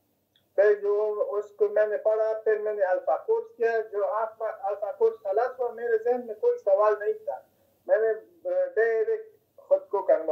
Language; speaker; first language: Hindi; non-native, fluent; Persian